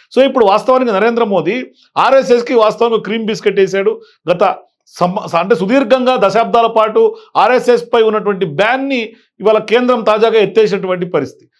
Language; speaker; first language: Telugu; native; Telugu